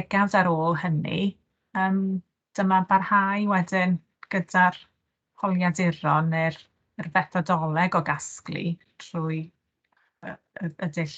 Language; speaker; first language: Welsh; native; Welsh